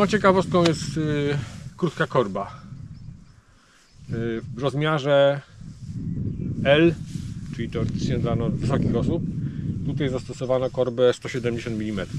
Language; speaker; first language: Polish; native; Polish